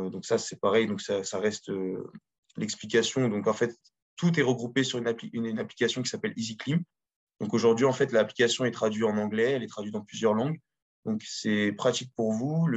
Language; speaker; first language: French; native; French